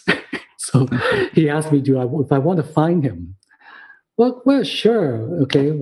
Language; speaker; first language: English; non-native, local second language; Cantonese